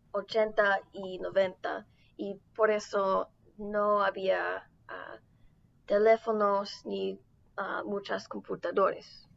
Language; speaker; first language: Spanish; non-native, learner; English